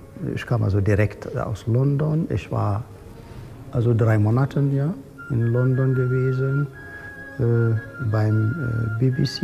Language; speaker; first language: German; non-native, fluent; Amharic